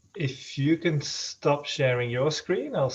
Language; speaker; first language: English; non-native, fluent; Dutch